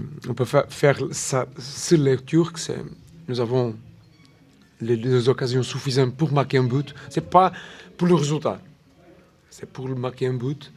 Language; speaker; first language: French; non-native, learner; Portuguese